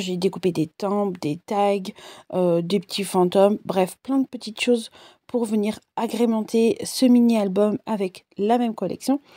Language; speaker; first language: French; native; French